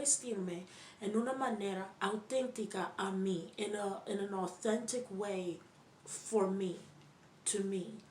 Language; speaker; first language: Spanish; non-native, learner; English